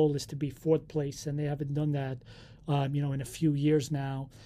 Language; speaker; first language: English; early bilingual, other home language; Portuguese